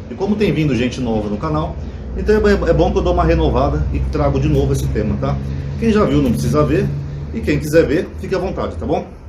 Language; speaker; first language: Portuguese; native; Portuguese